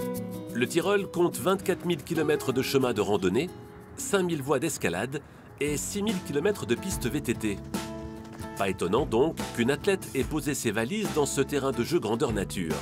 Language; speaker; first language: French; native; French